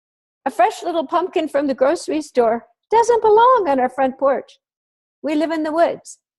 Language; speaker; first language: English; native; English